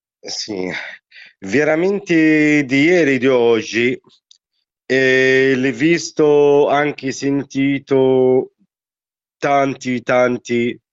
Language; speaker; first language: Italian; non-native, learner; Arabic